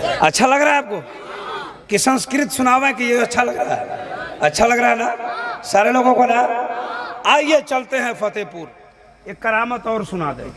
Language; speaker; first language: Hindi; native; Hindi